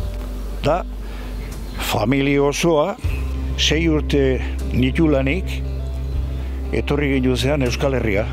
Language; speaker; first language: Basque; early bilingual, other home language; Spanish